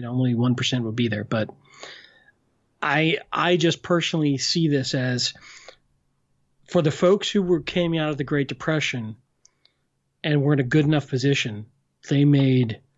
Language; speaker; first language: English; native; English